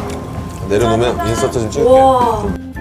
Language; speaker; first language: Korean; native; Korean